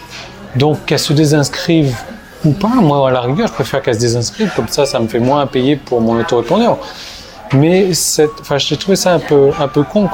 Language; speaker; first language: French; native; French